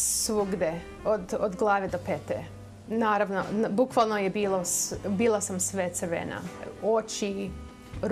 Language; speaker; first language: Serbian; early bilingual, heritage; Serbian